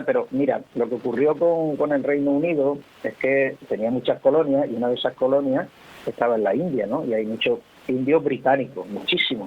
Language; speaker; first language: Spanish; native; Spanish